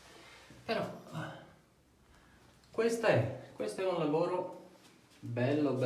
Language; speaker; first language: Italian; non-native, fluent; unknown